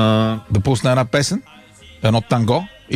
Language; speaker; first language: Bulgarian; native; Bulgarian